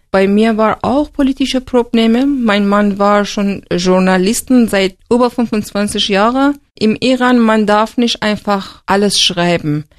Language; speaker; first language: German; non-native, learner; Persian